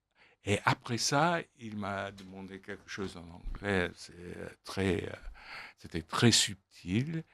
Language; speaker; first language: French; non-native, fluent; English